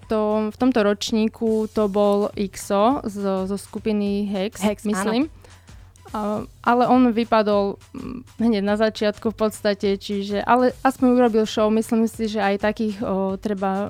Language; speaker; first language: Slovak; native; Slovak